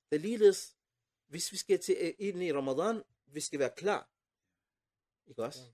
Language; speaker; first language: Danish; non-native, fluent; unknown